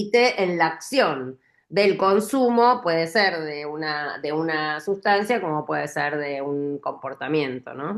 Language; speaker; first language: Spanish; native; Spanish